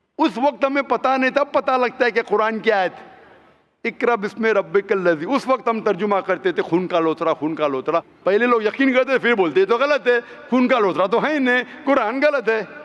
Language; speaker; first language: Hindi; non-native, local second language; Konkani